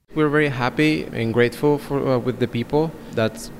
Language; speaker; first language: English; non-native, fluent; Spanish